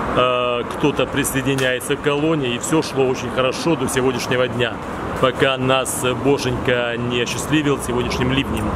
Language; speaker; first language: Russian; native; Russian